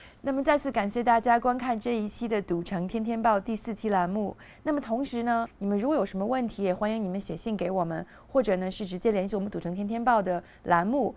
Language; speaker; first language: Chinese; native; Chinese